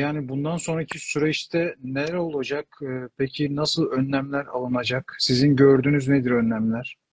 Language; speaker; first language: Turkish; native; Turkish